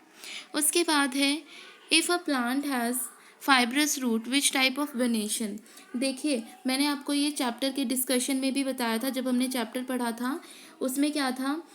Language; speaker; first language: Hindi; native; Hindi